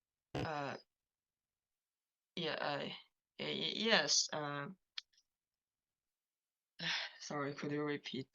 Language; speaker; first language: English; non-native, learner; Chinese